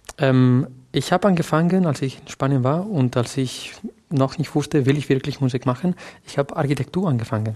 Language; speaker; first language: German; non-native, fluent; Catalan